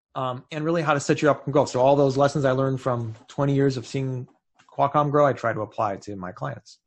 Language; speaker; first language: English; native; English